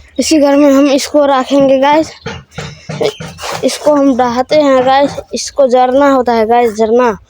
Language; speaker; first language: Hindi; non-native, local second language; Maithili